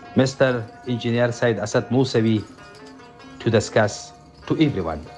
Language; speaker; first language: English; non-native, learner; Persian